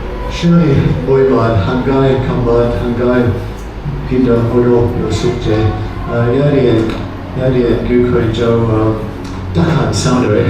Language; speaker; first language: Cantonese; non-native, fluent; English